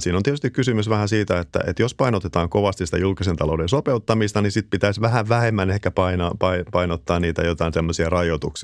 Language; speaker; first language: Finnish; native; Finnish